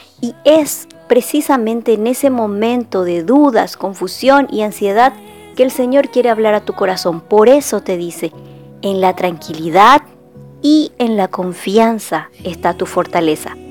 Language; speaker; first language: Spanish; native; Spanish